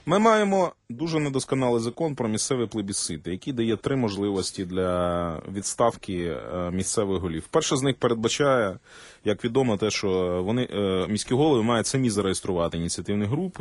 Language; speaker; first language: Ukrainian; native; Ukrainian